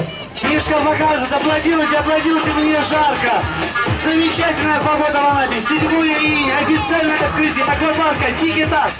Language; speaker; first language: Russian; native; Russian